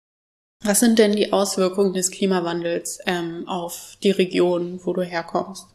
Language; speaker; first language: German; native; German